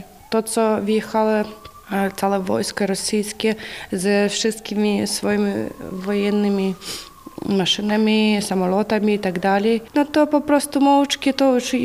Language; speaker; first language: Polish; non-native, learner; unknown